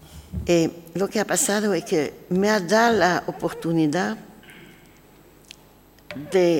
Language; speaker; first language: Spanish; non-native, learner; French